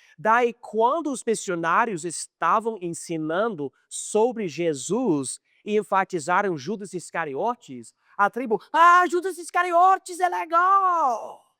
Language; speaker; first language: Portuguese; non-native, fluent; English